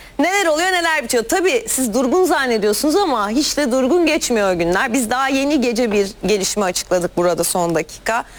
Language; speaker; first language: Turkish; native; Turkish